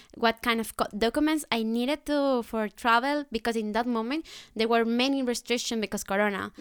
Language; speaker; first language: English; non-native, fluent; Spanish